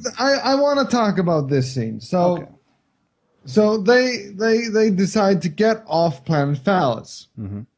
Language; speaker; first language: English; non-native, fluent; Icelandic